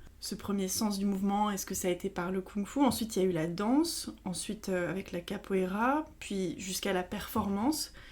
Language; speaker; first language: French; native; French